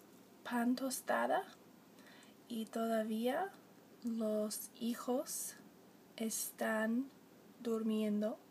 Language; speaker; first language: Spanish; non-native, learner; English